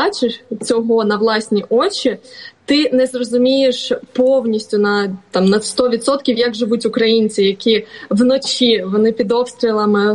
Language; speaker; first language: Ukrainian; native; Ukrainian